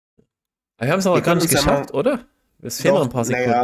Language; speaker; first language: German; native; German